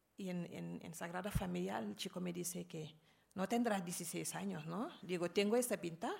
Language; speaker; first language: Spanish; non-native, fluent; Arabic